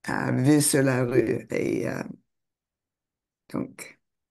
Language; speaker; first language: French; non-native, fluent; English